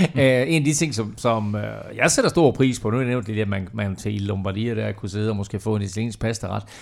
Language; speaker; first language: Danish; native; Danish